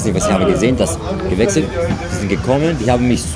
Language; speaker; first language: German; non-native, learner; Greek